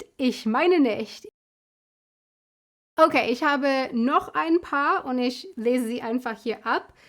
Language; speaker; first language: German; non-native, fluent; English